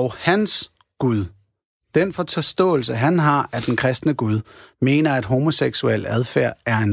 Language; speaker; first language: Danish; native; Danish